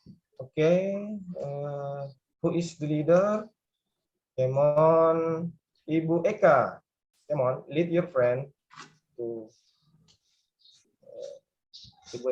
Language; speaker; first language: English; non-native, learner; Indonesian